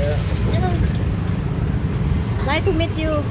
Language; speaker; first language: English; non-native, learner; Thai